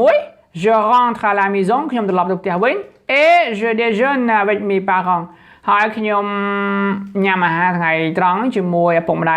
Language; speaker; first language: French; non-native, learner; Khmer